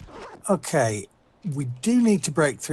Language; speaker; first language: English; native; English